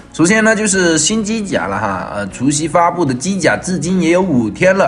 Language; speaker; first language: Chinese; native; Chinese